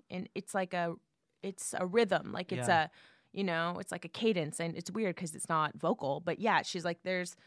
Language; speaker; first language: English; native; English